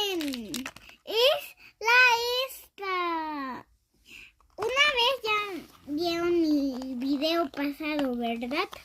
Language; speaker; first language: Spanish; native; Spanish